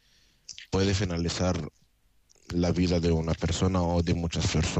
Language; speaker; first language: Spanish; non-native, fluent; Arabic